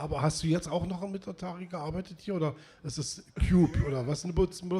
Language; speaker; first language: German; native; German